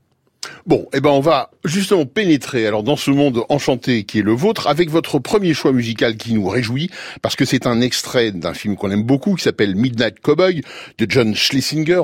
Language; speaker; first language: French; native; French